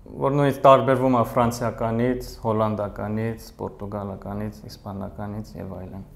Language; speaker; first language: Armenian; early bilingual, heritage; Armenian